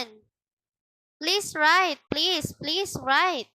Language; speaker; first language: English; non-native, local second language; Filipino